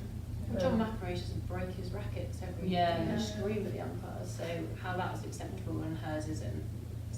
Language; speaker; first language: English; native; English